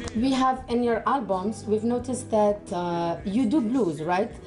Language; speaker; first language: English; non-native, fluent; Arabic